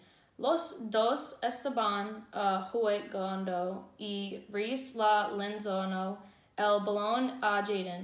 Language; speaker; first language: Spanish; non-native, learner; English